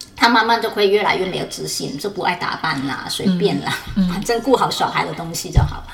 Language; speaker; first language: Chinese; non-native, fluent; Cantonese